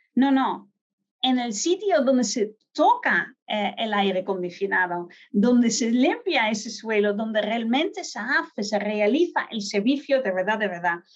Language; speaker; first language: Spanish; non-native, fluent; Dutch